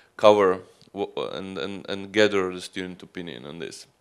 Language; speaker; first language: English; non-native, fluent; Croatian